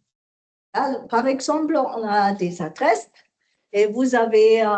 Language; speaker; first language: French; non-native, learner; German